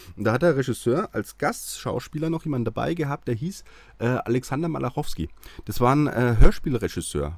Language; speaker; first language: German; native; German